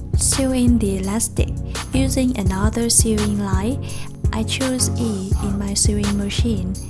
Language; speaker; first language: English; non-native, fluent; Vietnamese